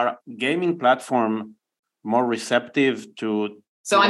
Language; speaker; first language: English; non-native, fluent; Spanish